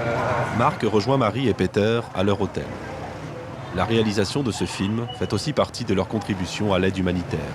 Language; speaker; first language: French; native; French